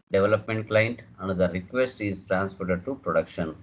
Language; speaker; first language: English; non-native, local second language; Telugu